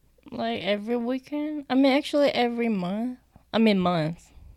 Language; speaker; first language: English; non-native, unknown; Korean